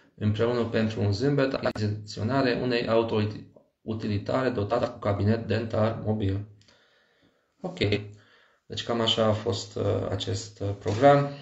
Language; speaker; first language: Romanian; non-native, local second language; Hungarian